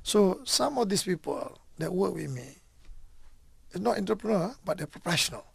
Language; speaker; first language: English; non-native, local second language; Malay